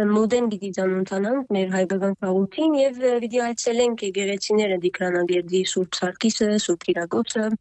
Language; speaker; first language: Armenian; early bilingual, heritage; Armenian